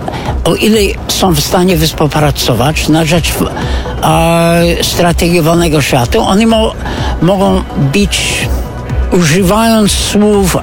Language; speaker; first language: Polish; non-native, fluent; English